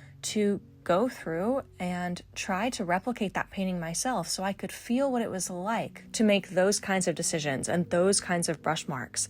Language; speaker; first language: English; native; English